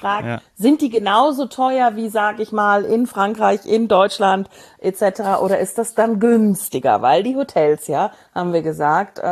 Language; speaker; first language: German; native; German